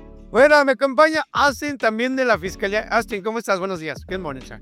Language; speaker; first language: Spanish; native; Spanish